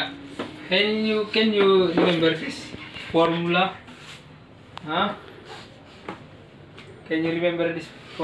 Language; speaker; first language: English; non-native, learner; Indonesian